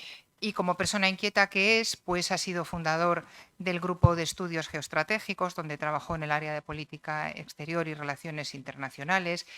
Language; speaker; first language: Spanish; native; Spanish